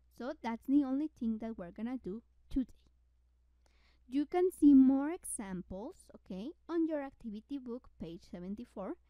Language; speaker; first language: English; non-native, fluent; Spanish